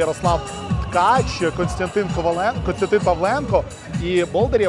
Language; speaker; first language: Ukrainian; native; Ukrainian